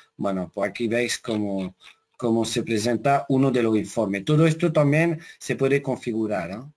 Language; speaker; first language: Spanish; non-native, fluent; French